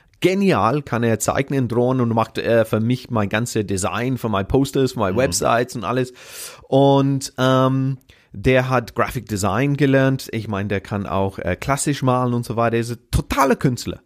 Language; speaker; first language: German; native; German